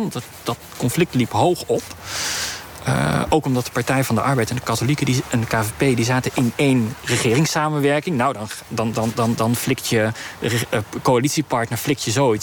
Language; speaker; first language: Dutch; native; Dutch